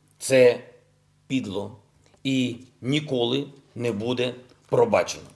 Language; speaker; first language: Ukrainian; non-native, local second language; Russian